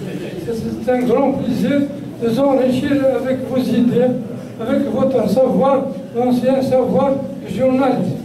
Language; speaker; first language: French; non-native, local second language; Kabyle